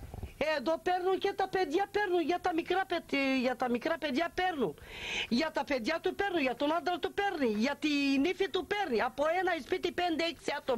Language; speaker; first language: Greek; non-native, local second language; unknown